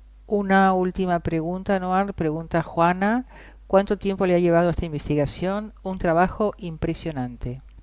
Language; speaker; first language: Spanish; native; Spanish